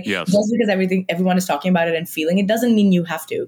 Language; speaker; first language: English; non-native, local second language; Marathi